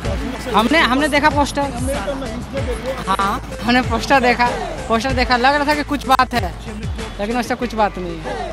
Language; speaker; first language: Hindi; native; Hindi